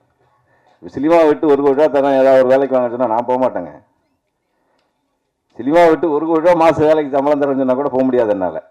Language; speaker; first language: Tamil; native; Tamil